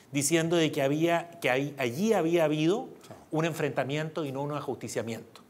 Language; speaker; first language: Spanish; native; Spanish